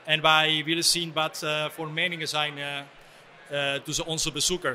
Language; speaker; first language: Dutch; non-native, fluent; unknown